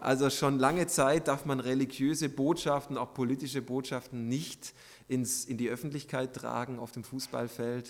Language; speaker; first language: German; native; German